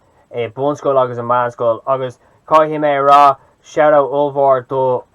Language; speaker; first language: Irish; non-native, local second language; English